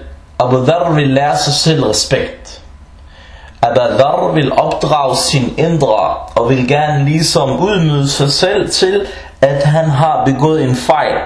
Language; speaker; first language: Danish; early bilingual, other home language; Arabic